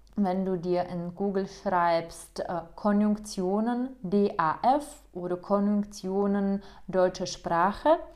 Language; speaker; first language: German; non-native, fluent; Czech